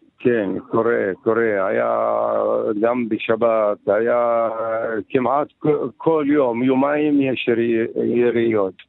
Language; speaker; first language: Hebrew; non-native, local second language; Arabic